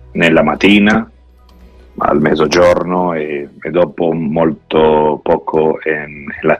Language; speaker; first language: Italian; non-native, fluent; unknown